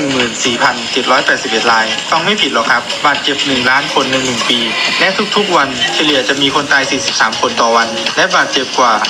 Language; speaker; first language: Thai; native; Thai